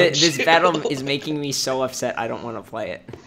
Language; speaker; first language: English; native; English